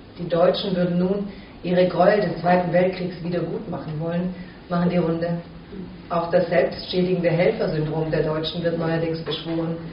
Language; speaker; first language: German; early bilingual, other home language; Croatian